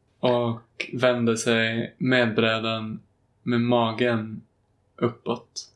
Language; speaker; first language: Swedish; native; Swedish